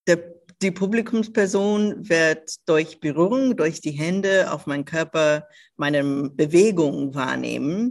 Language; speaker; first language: German; non-native, local second language; English